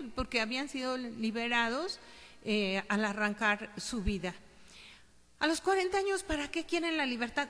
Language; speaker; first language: Spanish; native; Spanish